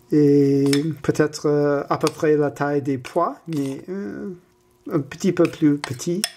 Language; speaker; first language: French; non-native, learner; English